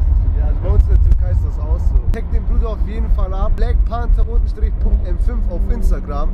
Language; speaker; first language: German; early bilingual, other home language; Turkish